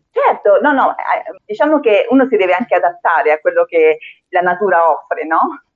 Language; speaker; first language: Italian; early bilingual, other home language; Spanish